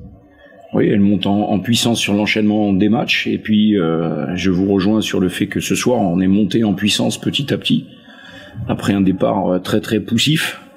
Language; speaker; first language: French; native; French